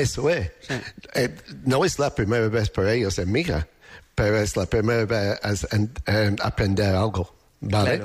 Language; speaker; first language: Spanish; non-native, learner; English